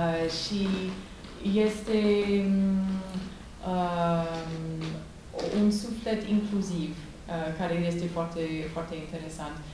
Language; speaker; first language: Romanian; non-native, learner; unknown